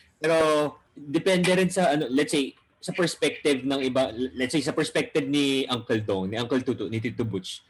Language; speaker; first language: Filipino; non-native, local second language; Bikol